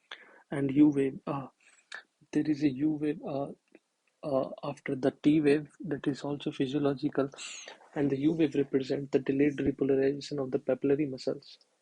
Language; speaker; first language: English; non-native, local second language; Hindi